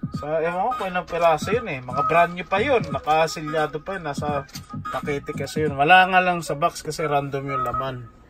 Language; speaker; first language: Filipino; native; Filipino